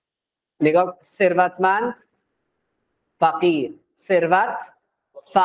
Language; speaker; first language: Persian; non-native, fluent; Urdu